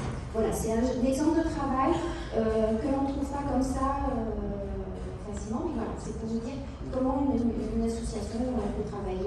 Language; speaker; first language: French; native; French